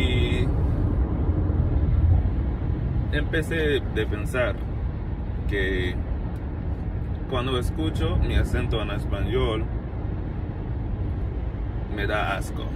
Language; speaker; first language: Spanish; non-native, learner; English